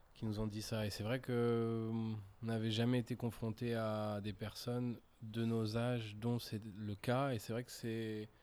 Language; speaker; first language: French; native; French